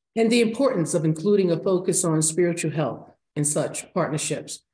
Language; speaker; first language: English; native; English